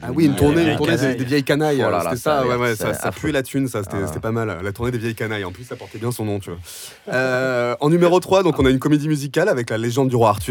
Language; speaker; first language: French; native; French